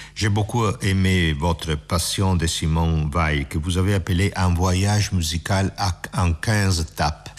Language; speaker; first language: French; non-native, fluent; Italian